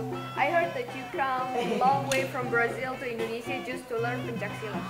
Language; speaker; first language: English; non-native, fluent; Indonesian